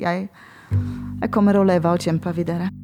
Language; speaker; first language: Norwegian; non-native, learner; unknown